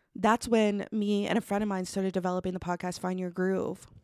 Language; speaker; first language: English; native; English